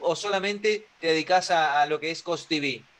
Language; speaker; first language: Spanish; native; Spanish